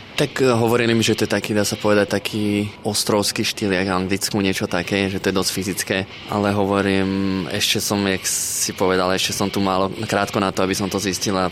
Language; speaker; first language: Slovak; native; Slovak